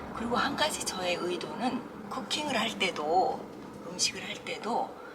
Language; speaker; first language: Korean; native; Korean